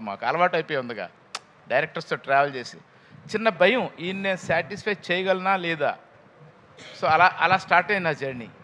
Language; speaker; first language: Telugu; native; Telugu